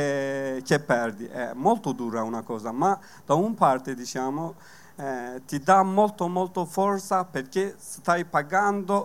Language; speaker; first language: Italian; non-native, learner; Kurdish